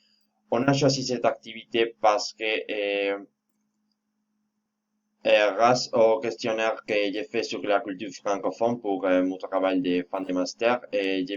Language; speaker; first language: French; non-native, fluent; Spanish